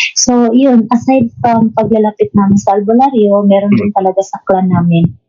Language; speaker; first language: Filipino; non-native, local second language; Cebuano